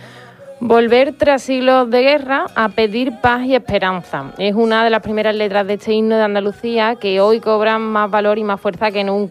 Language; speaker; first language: Spanish; native; Spanish